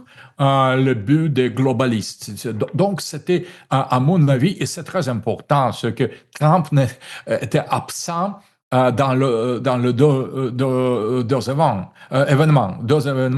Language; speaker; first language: French; non-native, fluent; Russian